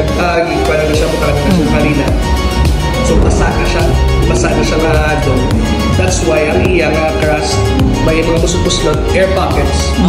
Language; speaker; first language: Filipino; non-native, local second language; Hiligaynon